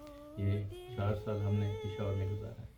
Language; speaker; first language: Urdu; non-native, learner; Pashto